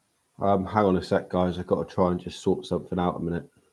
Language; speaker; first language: English; native; English